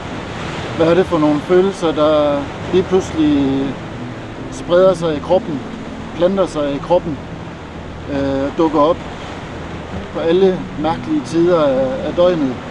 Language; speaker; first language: Danish; native; Danish